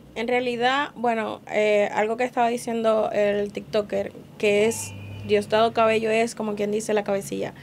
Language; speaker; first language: Spanish; native; Spanish